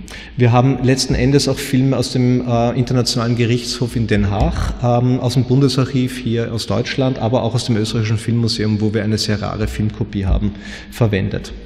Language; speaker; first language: German; native; German